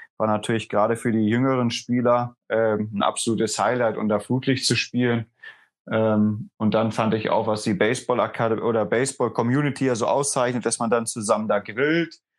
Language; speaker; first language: German; native; German